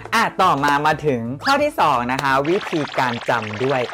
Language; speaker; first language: Thai; non-native, local second language; Northeastern Thai